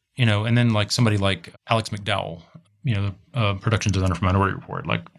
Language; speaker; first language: English; native; English